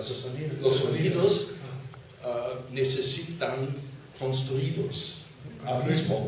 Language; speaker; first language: Spanish; non-native, fluent; German